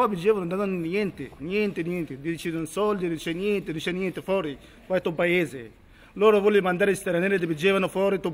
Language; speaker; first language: Italian; non-native, learner; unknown